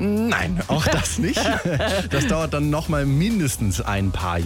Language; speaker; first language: German; native; German